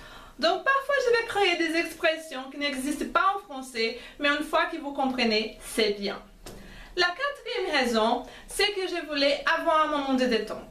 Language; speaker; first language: French; non-native, fluent; Portuguese